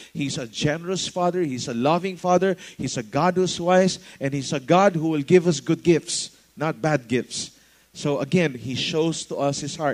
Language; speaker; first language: English; non-native, local second language; Filipino